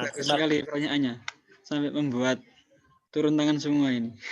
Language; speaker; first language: Indonesian; native; Indonesian